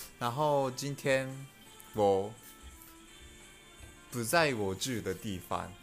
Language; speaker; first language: Chinese; non-native, fluent; Japanese